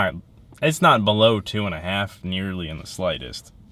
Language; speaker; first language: English; native; English